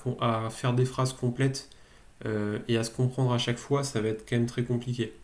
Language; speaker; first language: French; native; French